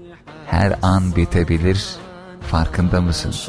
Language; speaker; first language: Turkish; native; Turkish